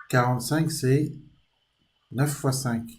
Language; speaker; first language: French; native; French